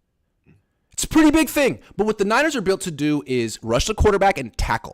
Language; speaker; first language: English; native; English